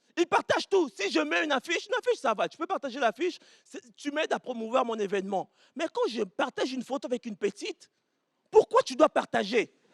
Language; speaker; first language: French; early bilingual, other home language; Lingala